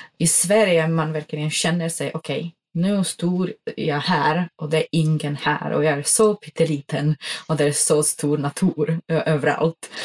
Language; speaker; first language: Swedish; non-native, fluent; Czech